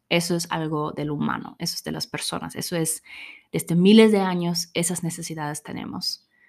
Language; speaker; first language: Spanish; non-native, fluent; German